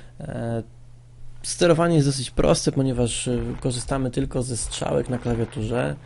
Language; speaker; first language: Polish; native; Polish